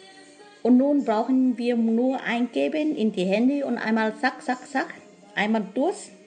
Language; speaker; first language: German; non-native, learner; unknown